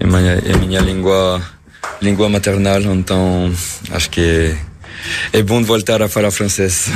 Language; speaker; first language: Portuguese; non-native, learner; French